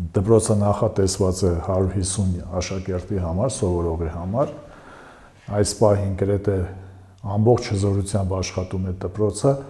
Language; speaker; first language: Armenian; native; Armenian